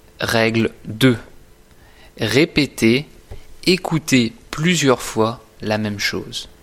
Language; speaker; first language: French; native; French